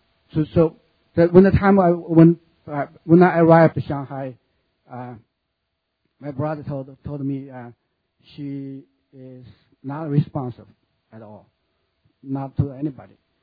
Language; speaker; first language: English; non-native, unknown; Chinese